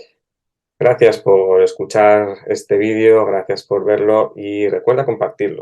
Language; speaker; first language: Spanish; native; Spanish